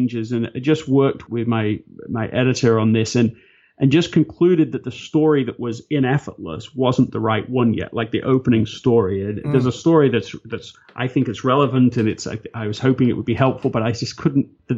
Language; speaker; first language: English; native; English